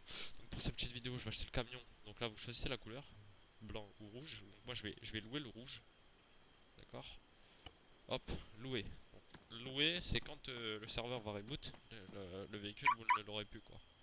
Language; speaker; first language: French; native; French